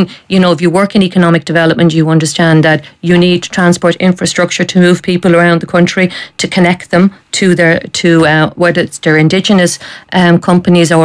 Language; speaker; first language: English; native; English